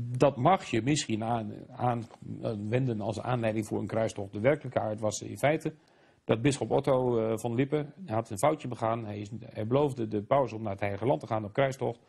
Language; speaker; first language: Dutch; native; Dutch